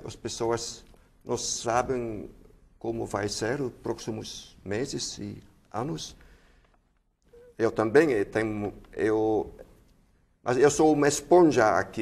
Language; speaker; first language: Portuguese; non-native, fluent; Dutch